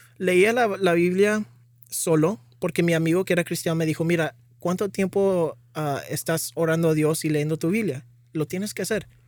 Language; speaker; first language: Spanish; early bilingual, heritage; Spanish